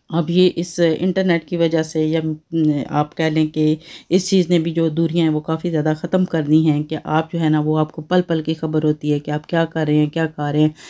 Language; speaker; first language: Urdu; native; Urdu